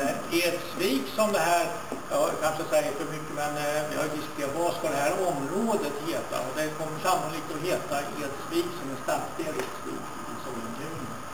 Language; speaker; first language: Swedish; native; Swedish